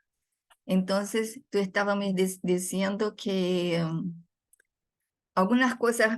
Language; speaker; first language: Spanish; non-native, fluent; Portuguese